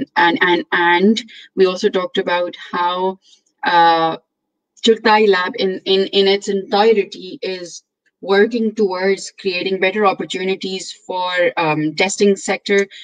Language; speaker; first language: English; non-native, local second language; Urdu